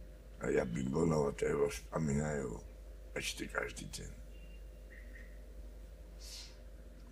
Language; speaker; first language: Russian; non-native, learner; Georgian